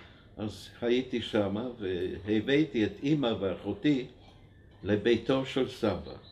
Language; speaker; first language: Hebrew; non-native, fluent; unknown